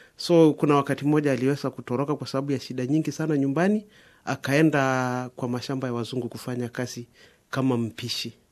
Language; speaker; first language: Swahili; non-native, local second language; Masai